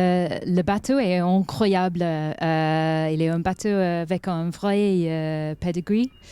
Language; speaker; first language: French; non-native, learner; English